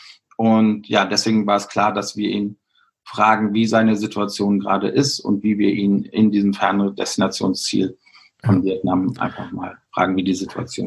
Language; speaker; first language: German; native; German